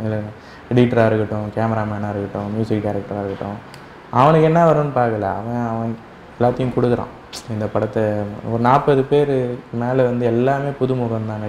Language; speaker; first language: Tamil; native; Tamil